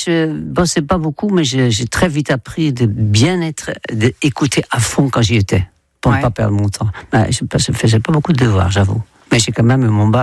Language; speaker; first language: French; non-native, fluent; Dutch